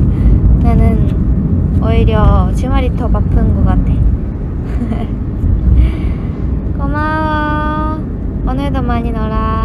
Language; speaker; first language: Korean; non-native, fluent; Japanese